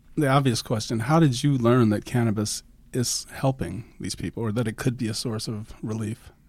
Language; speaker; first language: English; native; English